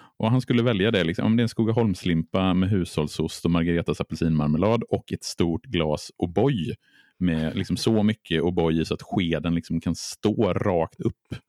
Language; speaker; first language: Swedish; native; Swedish